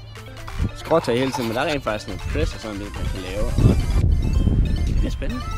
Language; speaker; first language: Danish; native; Danish